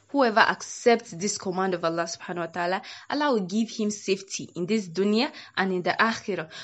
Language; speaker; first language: English; non-native, local second language; Yoruba